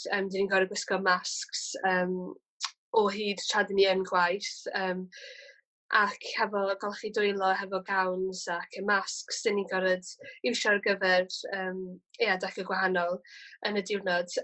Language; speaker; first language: Welsh; native; Welsh